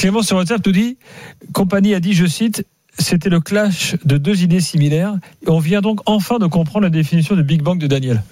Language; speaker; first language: French; native; French